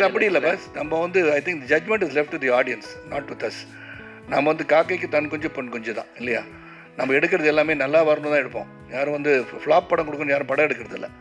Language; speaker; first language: Tamil; native; Tamil